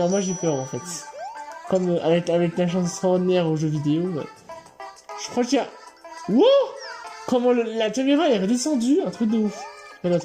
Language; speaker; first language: French; native; French